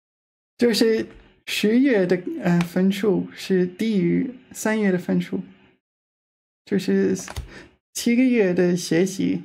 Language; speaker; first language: Chinese; non-native, fluent; English